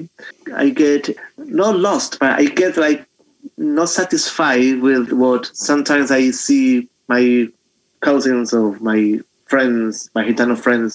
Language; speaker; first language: English; non-native, fluent; Spanish